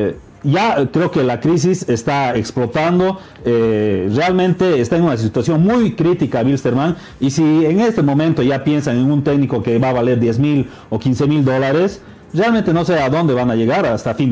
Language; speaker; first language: Spanish; native; Spanish